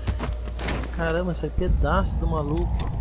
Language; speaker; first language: Portuguese; native; Portuguese